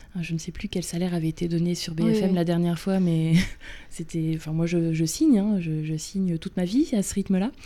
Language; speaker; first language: French; native; French